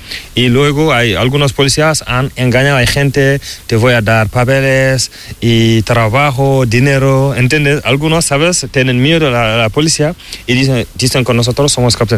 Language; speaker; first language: Spanish; non-native, learner; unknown